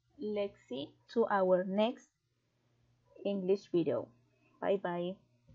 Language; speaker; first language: English; non-native, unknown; Spanish